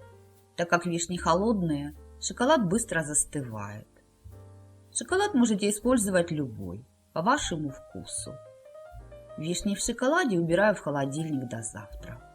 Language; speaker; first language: Russian; native; Russian